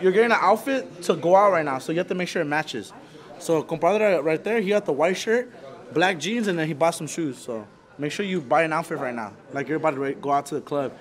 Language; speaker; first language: English; early bilingual, other home language; Spanish